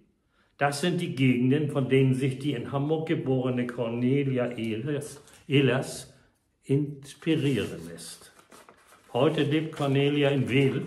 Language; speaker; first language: German; native; German